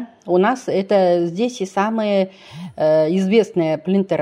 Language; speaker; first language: Russian; non-native, learner; Chinese